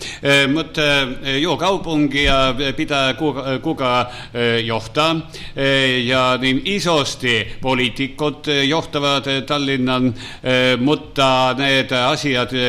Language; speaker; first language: Finnish; non-native, learner; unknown